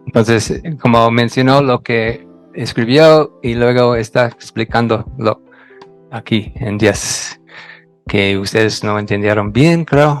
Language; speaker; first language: Spanish; non-native, fluent; English